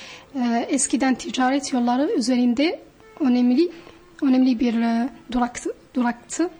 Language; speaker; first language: Turkish; non-native, fluent; Arabic